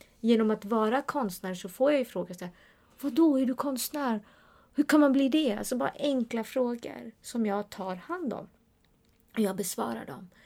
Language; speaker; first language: Swedish; early bilingual, other home language; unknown